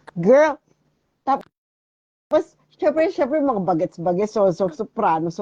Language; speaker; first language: Filipino; native; Filipino